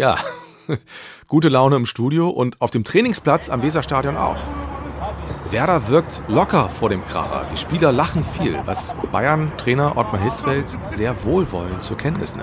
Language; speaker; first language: German; native; German